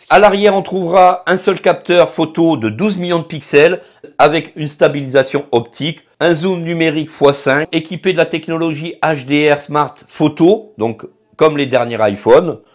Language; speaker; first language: French; native; French